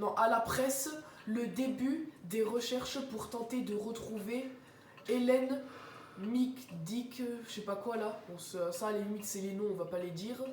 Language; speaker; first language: French; native; French